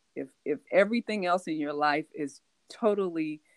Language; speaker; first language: English; native; English